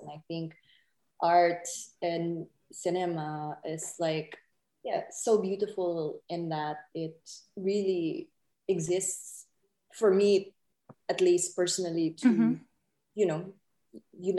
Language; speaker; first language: English; non-native, local second language; Filipino